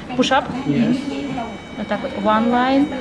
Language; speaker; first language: English; non-native, learner; Russian